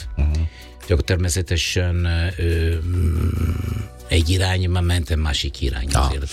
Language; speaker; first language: Hungarian; non-native, fluent; Italian